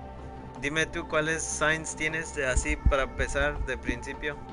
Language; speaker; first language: Spanish; early bilingual, other home language; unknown